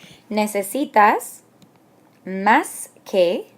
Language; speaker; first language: Spanish; non-native, fluent; English